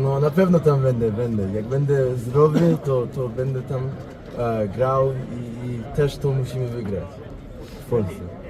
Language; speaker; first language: Polish; early bilingual, heritage; English